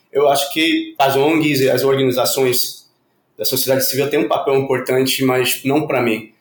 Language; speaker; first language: Portuguese; non-native, fluent; Spanish